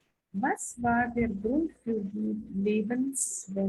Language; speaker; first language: German; non-native, fluent; Hindi